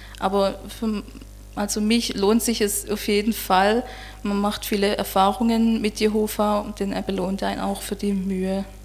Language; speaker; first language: German; native; German